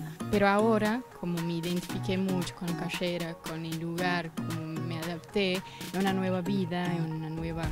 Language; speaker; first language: Spanish; non-native, fluent; Portuguese